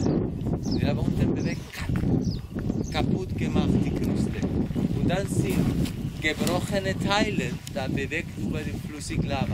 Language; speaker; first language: German; non-native, learner; Spanish